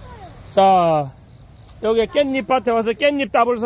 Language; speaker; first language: Korean; native; Korean